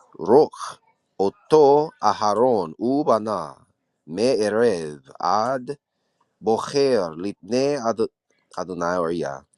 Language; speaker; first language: Hebrew; non-native, learner; English